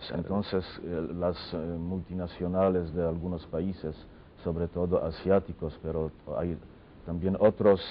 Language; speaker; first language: Spanish; non-native, fluent; Polish